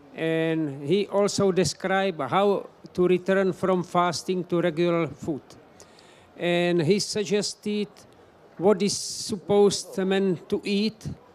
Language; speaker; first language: English; non-native, fluent; Czech